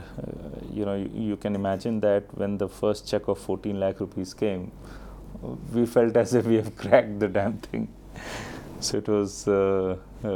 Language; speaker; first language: English; non-native, local second language; Hindi